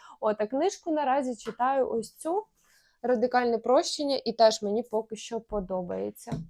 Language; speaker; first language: Ukrainian; native; Ukrainian